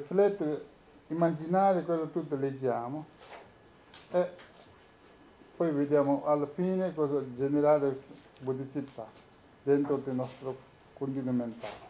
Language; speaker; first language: Italian; non-native, learner; Tibetan